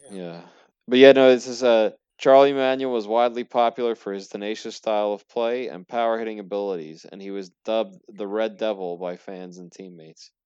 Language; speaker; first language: English; native; English